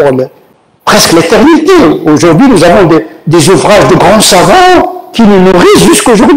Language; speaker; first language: French; native; French